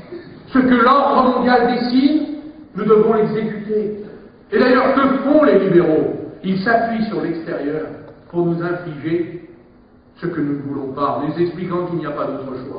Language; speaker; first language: French; native; French